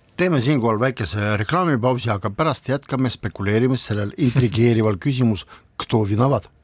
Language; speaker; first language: Estonian; non-native, local second language; Russian